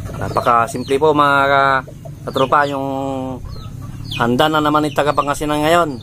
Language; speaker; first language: Filipino; non-native, local second language; Pangasinan